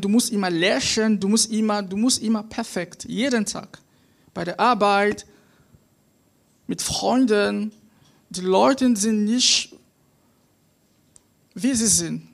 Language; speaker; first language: German; non-native, fluent; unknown